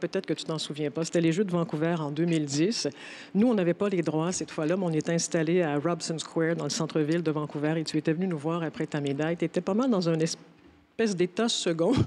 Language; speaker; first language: French; native; French